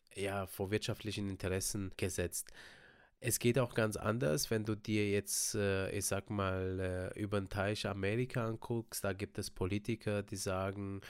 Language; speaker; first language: German; early bilingual, other home language; Romanian